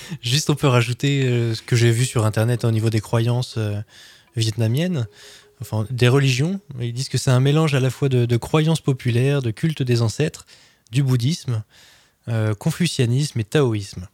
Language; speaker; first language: French; native; French